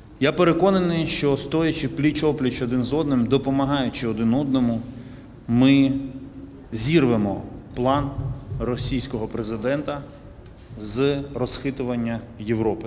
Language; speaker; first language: Ukrainian; native; Ukrainian